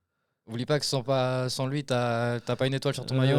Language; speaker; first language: French; native; French